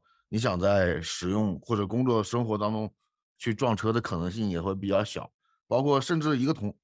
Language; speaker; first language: Chinese; native; Chinese